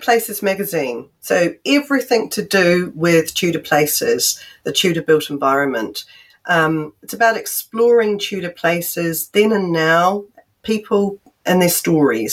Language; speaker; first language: English; native; English